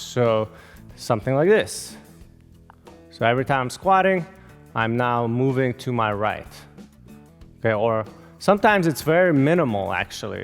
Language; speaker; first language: English; native; English